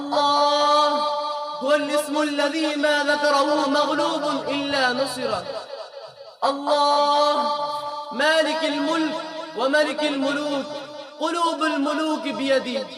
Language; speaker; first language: Arabic; non-native, fluent; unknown